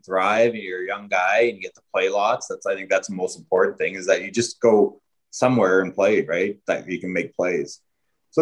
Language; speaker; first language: English; native; English